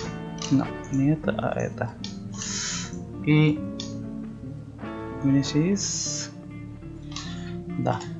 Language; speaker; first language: Russian; non-native, learner; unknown